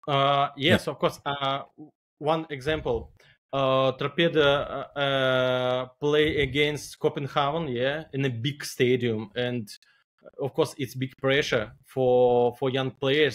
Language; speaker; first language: English; non-native, learner; Belarusian